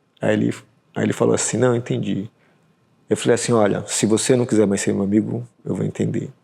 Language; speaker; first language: Portuguese; native; Portuguese